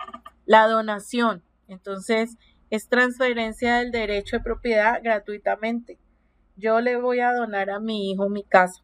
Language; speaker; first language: Spanish; native; Spanish